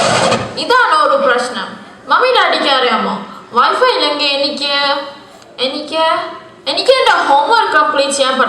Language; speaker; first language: Malayalam; early bilingual, heritage; Malayalam